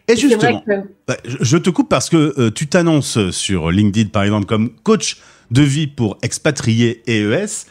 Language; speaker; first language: French; native; French